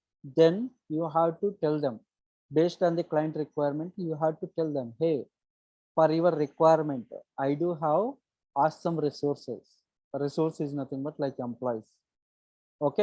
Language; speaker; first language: English; non-native, local second language; Telugu